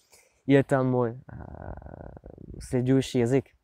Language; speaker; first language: Russian; non-native, learner; French